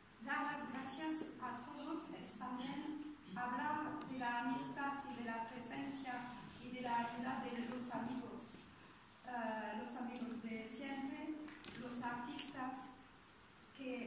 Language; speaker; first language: Spanish; non-native, fluent; French